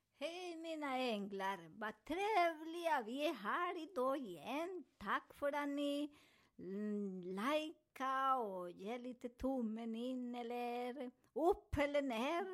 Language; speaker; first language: Swedish; non-native, fluent; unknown